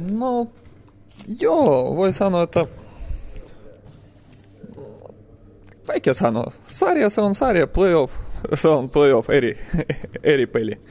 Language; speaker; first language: Finnish; non-native, learner; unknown